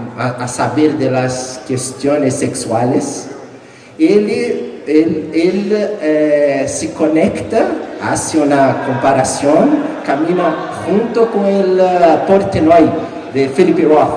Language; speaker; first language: Spanish; non-native, fluent; Portuguese